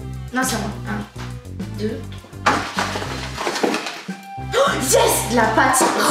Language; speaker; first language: French; native; French